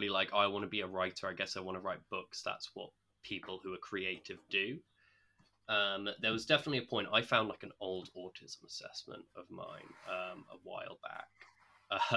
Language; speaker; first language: English; native; English